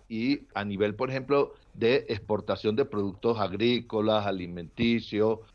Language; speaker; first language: Spanish; native; Spanish